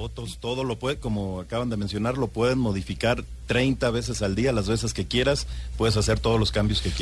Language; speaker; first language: Spanish; native; Spanish